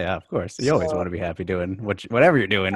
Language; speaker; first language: English; native; English